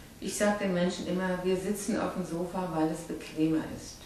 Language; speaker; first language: German; native; German